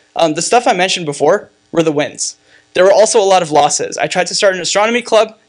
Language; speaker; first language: English; native; English